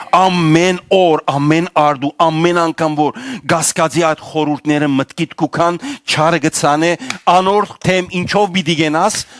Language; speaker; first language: Armenian; native; Armenian